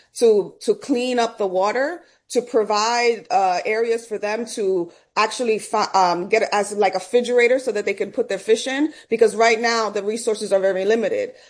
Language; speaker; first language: English; early bilingual, other home language; Spanish